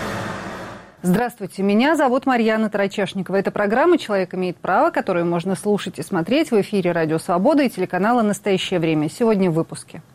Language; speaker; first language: Russian; native; Russian